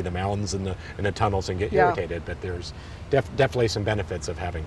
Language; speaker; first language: English; native; English